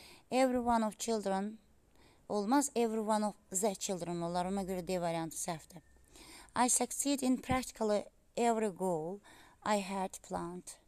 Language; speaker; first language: English; non-native, fluent; Azerbaijani